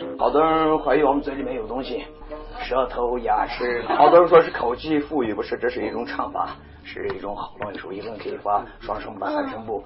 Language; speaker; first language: Chinese; non-native, local second language; Tuvinian